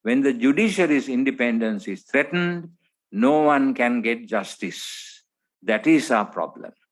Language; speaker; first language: English; non-native, local second language; Sinhala